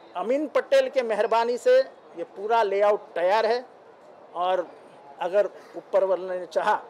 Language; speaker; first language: Hindi; non-native, local second language; Marathi